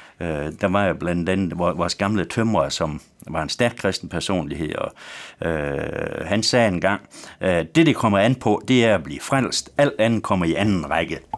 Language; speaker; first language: Danish; native; Danish